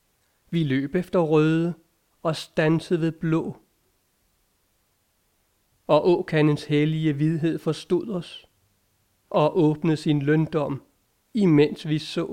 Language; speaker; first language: Danish; native; Danish